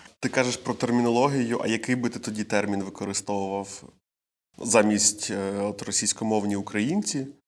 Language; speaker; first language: Ukrainian; native; Ukrainian